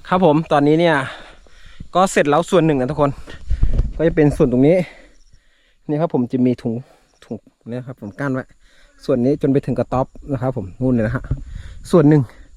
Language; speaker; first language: Thai; non-native, local second language; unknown